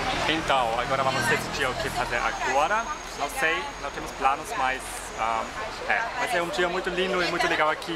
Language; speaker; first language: Portuguese; non-native, fluent; German